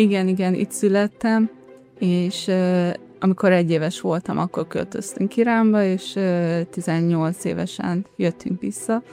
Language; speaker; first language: Hungarian; early bilingual, heritage; Hungarian